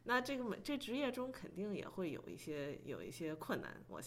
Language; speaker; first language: Chinese; native; Chinese